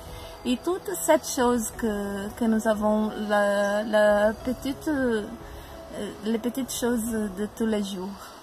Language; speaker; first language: French; non-native, learner; Portuguese